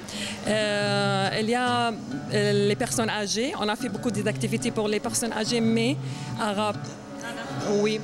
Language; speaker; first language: French; non-native, learner; Arabic